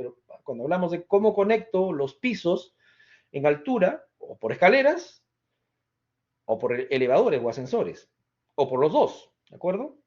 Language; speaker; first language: Spanish; native; Spanish